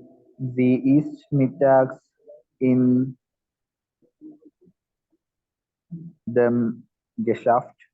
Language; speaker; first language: German; non-native, learner; Malayalam